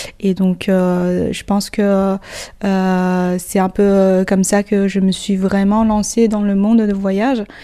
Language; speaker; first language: French; non-native, fluent; Chinese